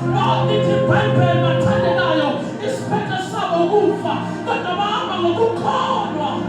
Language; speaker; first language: Zulu; native; Zulu